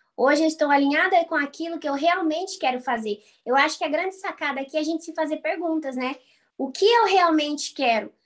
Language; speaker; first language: Portuguese; native; Portuguese